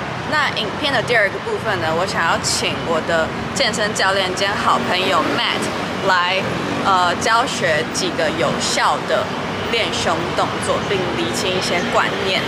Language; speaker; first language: Chinese; native; Chinese